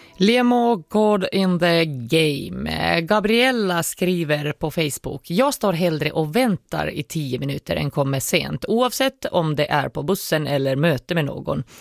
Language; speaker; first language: Swedish; native; Swedish